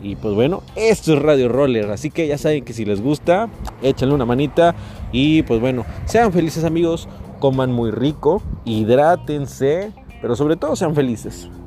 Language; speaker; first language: Spanish; native; Spanish